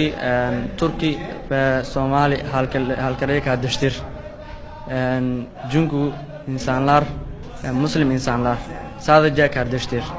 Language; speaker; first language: Turkish; non-native, learner; Somali